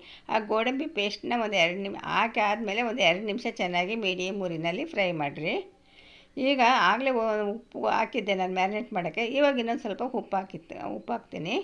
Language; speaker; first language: Kannada; native; Kannada